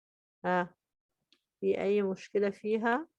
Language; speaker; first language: Arabic; native; Arabic